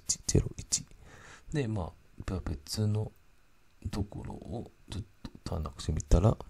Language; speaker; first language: Japanese; non-native, fluent; Cantonese